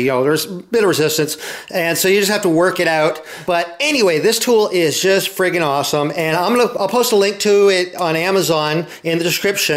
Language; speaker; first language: English; native; English